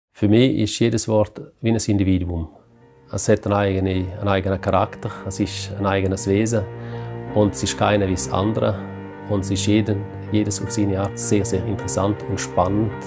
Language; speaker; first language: German; non-native, local second language; Romansh